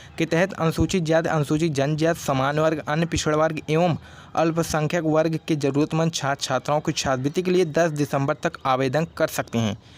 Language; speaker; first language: Hindi; native; Hindi